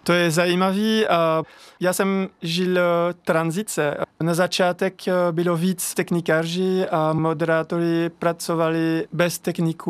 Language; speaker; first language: Czech; non-native, fluent; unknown